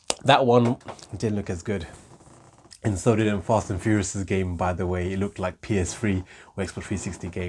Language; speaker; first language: English; native; English